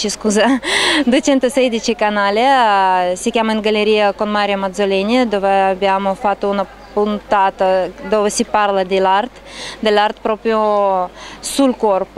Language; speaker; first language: Italian; non-native, learner; Russian